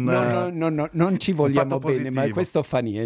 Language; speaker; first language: Italian; non-native, fluent; Spanish